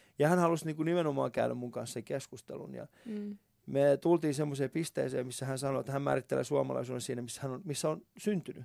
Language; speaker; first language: Finnish; early bilingual, other home language; Persian